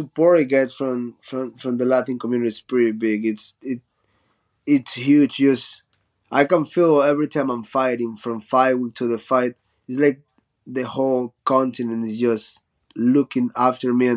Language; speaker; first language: English; non-native, fluent; Spanish